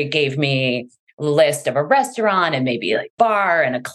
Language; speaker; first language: English; native; English